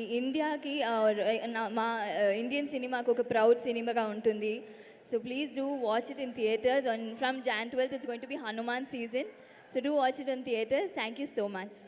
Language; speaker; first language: Telugu; non-native, learner; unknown